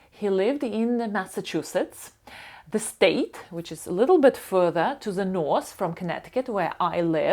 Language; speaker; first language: English; non-native, fluent; Ukrainian